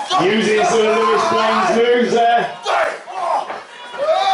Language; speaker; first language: English; native; English